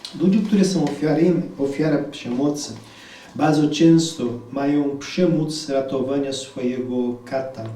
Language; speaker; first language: Polish; non-native, fluent; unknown